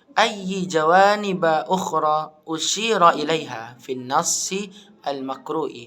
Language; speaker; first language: Arabic; non-native, learner; Indonesian